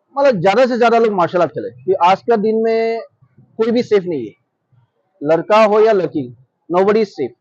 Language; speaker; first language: Hindi; non-native, local second language; Bangla